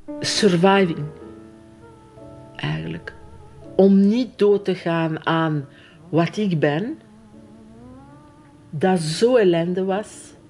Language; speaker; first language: Dutch; non-native, fluent; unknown